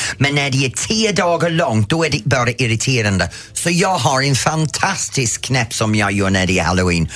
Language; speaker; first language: Swedish; non-native, fluent; English